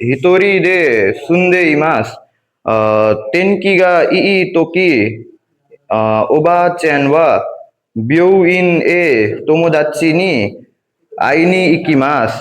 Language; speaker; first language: Japanese; non-native, learner; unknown